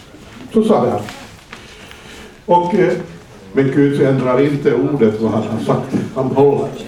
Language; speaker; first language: Swedish; non-native, fluent; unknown